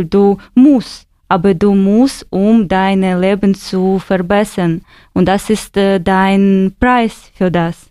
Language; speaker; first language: German; non-native, learner; Ukrainian